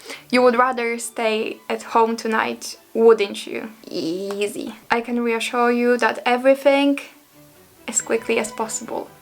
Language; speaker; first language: English; non-native, fluent; Polish